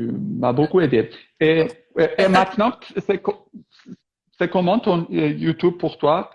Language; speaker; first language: French; non-native, fluent; Persian